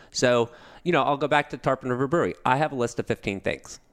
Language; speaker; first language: English; native; English